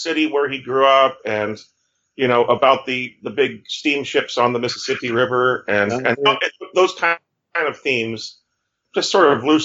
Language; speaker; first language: English; native; English